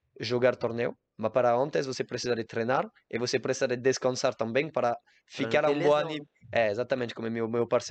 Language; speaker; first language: Portuguese; non-native, learner; French